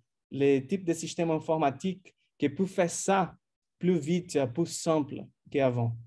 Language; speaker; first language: French; non-native, fluent; Portuguese